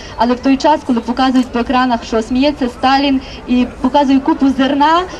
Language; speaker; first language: Ukrainian; native; Ukrainian